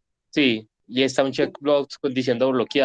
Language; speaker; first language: Spanish; native; Spanish